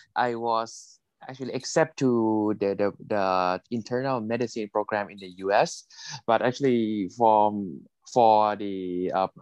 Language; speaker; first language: English; non-native, fluent; Thai